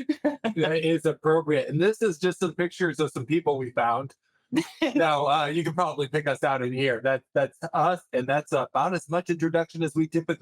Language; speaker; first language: English; native; English